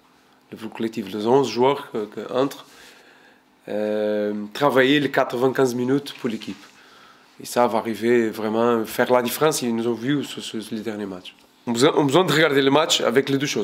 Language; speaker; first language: French; non-native, fluent; Portuguese